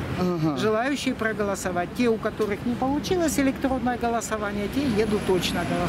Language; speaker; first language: Russian; native; Russian